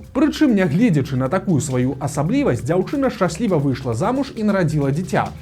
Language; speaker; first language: Belarusian; native; Belarusian